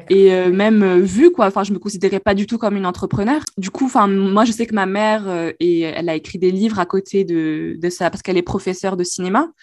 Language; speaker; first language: French; non-native, local second language; Arabic